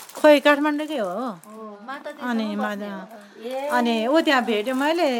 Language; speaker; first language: Nepali; non-native, local second language; Eastern Tamang